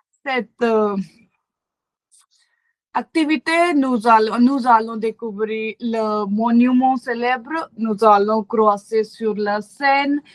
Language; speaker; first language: French; non-native, learner; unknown